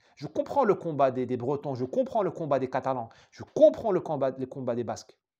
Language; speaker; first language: French; non-native, local second language; Arabic